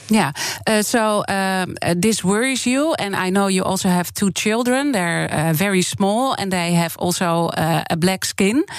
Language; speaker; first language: English; non-native, fluent; Dutch